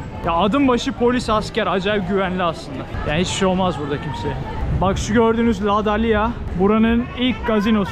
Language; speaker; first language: Turkish; native; Turkish